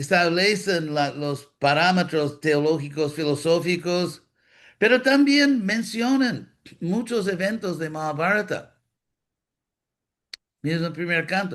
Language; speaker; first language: Spanish; non-native, fluent; English